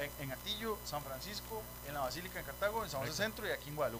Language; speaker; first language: Spanish; native; Spanish